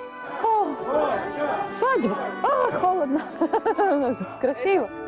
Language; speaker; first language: Russian; non-native, local second language; Latvian